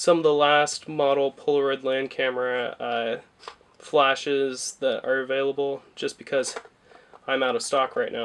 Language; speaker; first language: English; native; English